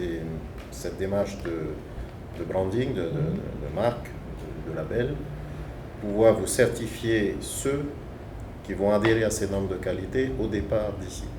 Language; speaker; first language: French; native; French